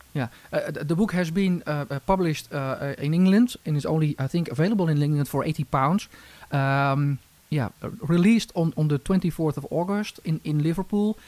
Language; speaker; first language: English; non-native, fluent; Dutch